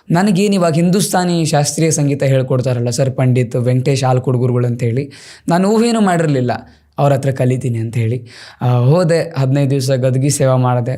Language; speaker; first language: Kannada; native; Kannada